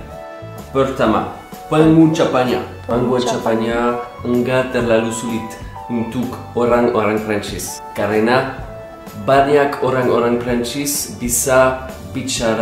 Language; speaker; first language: Indonesian; non-native, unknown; French